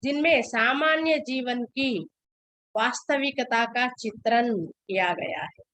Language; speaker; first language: Hindi; non-native, local second language; Telugu